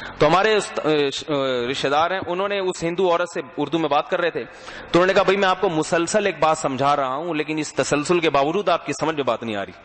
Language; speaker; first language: Urdu; native; Urdu